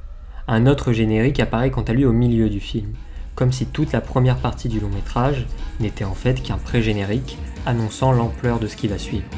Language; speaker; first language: French; native; French